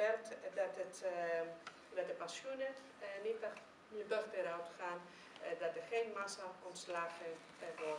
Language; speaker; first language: Dutch; non-native, fluent; Greek